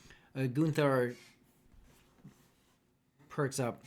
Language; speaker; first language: English; native; English